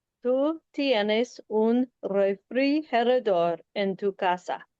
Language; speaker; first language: Spanish; non-native, learner; English